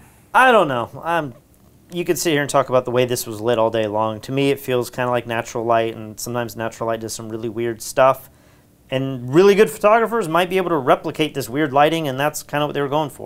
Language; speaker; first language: English; native; English